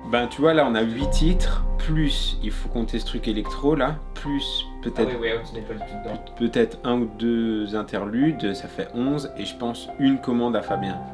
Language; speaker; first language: French; native; French